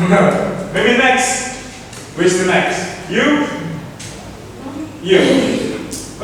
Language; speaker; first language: English; non-native, fluent; Indonesian